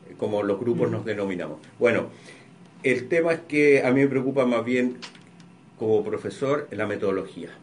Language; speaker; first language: Spanish; native; Spanish